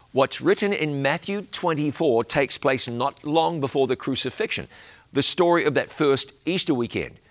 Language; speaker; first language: English; native; English